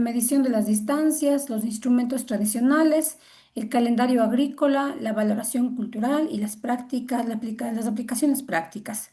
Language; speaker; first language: Spanish; native; Spanish